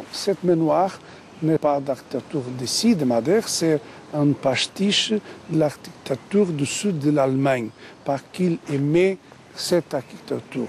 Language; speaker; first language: French; non-native, learner; Portuguese